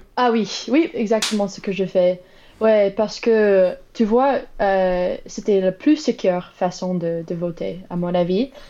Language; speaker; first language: French; non-native, learner; English